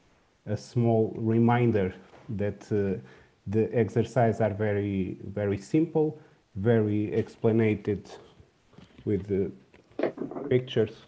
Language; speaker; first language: English; non-native, learner; Portuguese